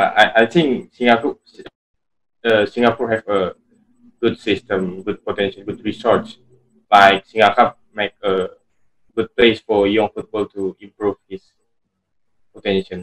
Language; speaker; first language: English; non-native, learner; Indonesian